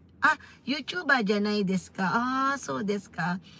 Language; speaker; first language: Japanese; non-native, fluent; Filipino